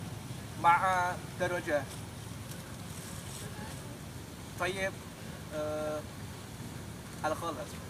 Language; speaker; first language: Arabic; non-native, learner; Indonesian